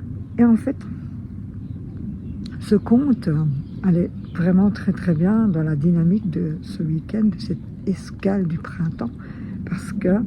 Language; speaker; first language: French; native; French